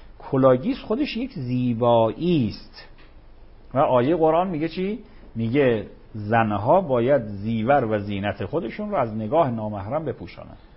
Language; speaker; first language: Persian; native; Persian